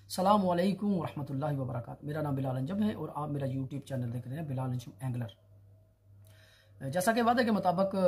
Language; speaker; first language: Urdu; non-native, local second language; Punjabi